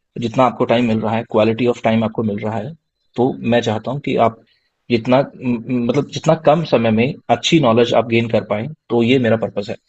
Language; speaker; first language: Hindi; non-native, local second language; Punjabi